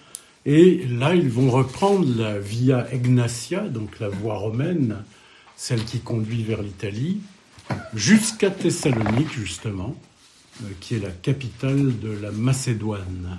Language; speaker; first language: French; native; French